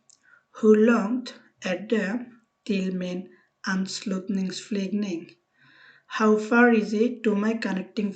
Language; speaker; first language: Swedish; non-native, fluent; Bangla